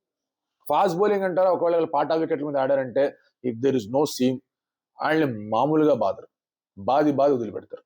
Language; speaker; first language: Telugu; native; Telugu